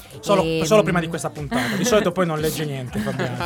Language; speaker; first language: Italian; native; Italian